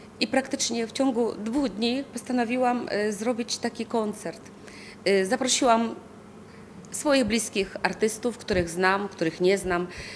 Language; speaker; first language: Polish; non-native, fluent; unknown